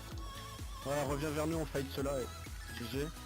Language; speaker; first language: French; native; French